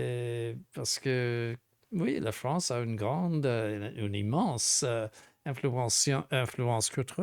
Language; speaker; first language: French; non-native, fluent; English